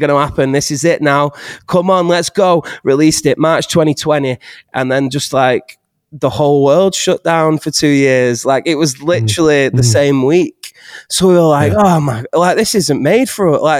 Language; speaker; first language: English; native; English